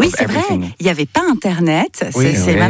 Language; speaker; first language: French; native; French